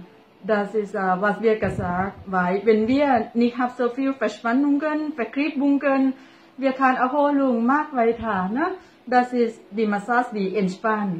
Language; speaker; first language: German; non-native, learner; Thai